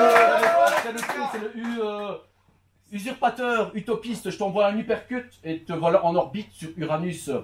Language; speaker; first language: French; early bilingual, other home language; Turkish